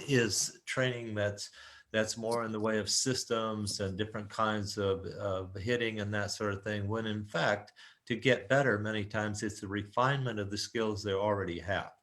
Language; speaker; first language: English; native; English